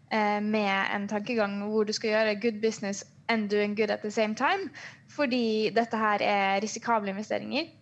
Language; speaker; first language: Norwegian; native; Norwegian